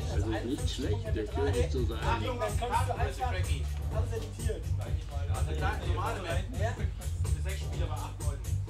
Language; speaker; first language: German; native; German